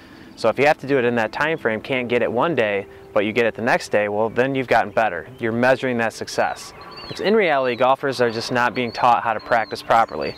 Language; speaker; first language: English; native; English